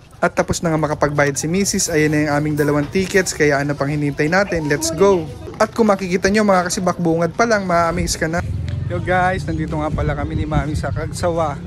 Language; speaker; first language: Filipino; non-native, local second language; Bikol